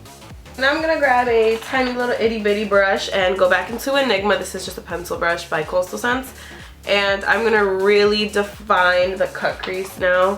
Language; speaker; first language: English; native; English